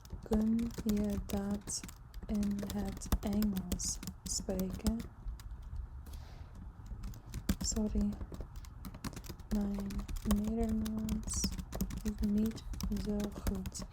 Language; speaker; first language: Dutch; non-native, learner; English